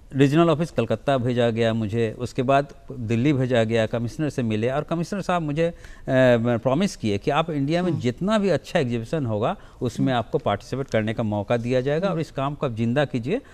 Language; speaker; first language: Hindi; native; Hindi